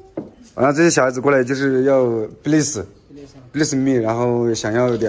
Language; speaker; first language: Chinese; native; Chinese